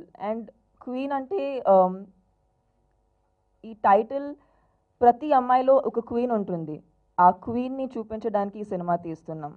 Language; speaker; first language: Telugu; non-native, fluent; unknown